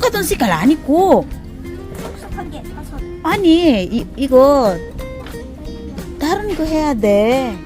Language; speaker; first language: Korean; non-native, fluent; Filipino